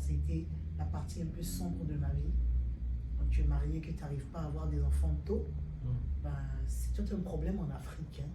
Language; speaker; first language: French; native; French